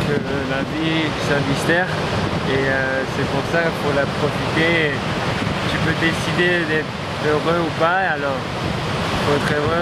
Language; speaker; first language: French; early bilingual, heritage; French